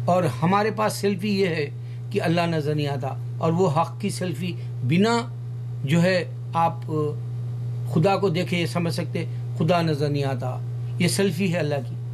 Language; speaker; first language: Urdu; native; Urdu